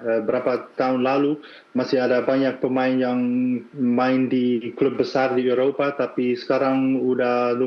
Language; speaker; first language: Indonesian; non-native, fluent; Dutch